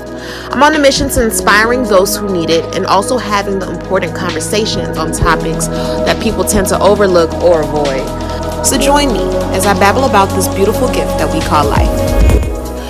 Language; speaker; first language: English; native; English